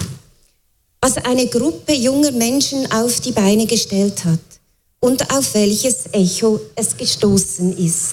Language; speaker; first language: German; native; German